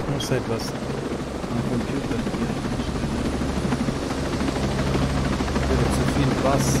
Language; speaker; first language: German; non-native, fluent; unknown